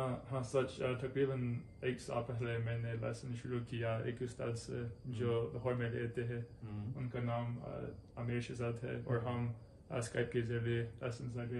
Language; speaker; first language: Hindi; non-native, learner; English